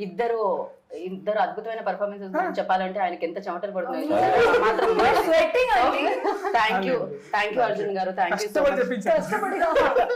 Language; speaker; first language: Telugu; native; Telugu